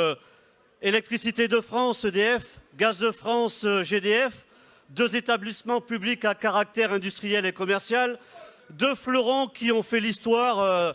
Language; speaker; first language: French; native; French